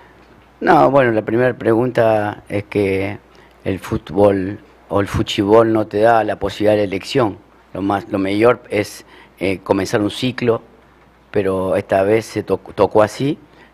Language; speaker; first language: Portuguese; non-native, learner; Spanish